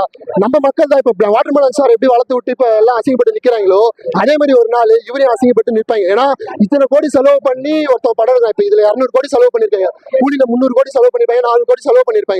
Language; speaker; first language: Tamil; native; Tamil